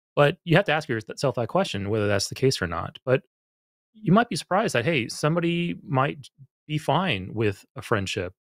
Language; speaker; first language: English; native; English